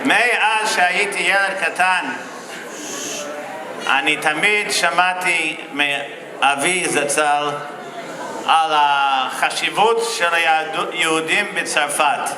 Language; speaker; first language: Hebrew; non-native, fluent; English